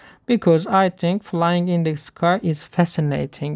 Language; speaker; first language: English; non-native, fluent; Turkish